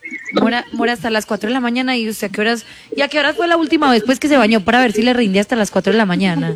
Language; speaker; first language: Spanish; native; Spanish